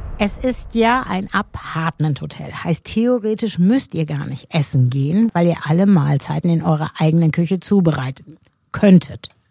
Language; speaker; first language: German; native; German